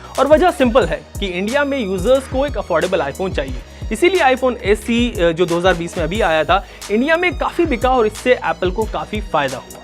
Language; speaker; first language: Hindi; native; Hindi